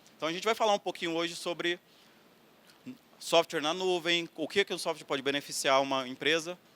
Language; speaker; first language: Portuguese; native; Portuguese